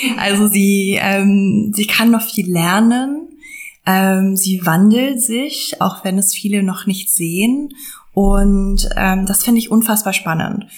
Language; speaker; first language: German; non-native, fluent; English